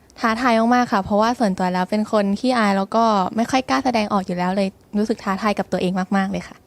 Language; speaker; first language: Thai; native; Thai